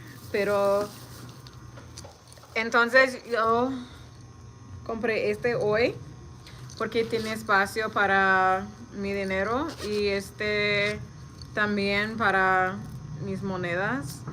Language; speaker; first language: Spanish; non-native, learner; English